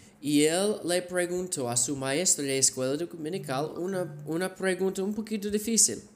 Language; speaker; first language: Spanish; non-native, fluent; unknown